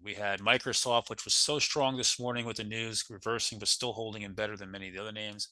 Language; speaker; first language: English; native; English